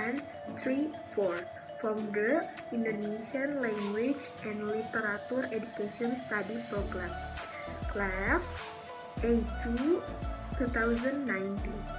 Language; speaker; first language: English; non-native, learner; Indonesian